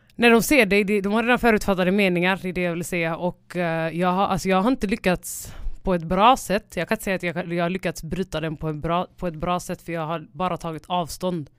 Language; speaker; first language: Swedish; early bilingual, other home language; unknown